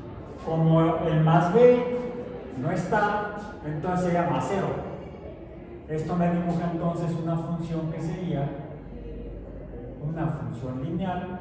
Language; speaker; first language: Spanish; native; Spanish